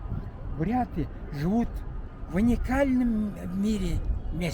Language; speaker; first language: Russian; non-native, fluent; Mongolian